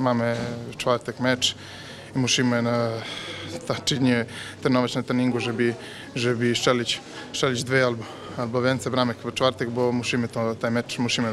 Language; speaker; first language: Polish; non-native, learner; Serbian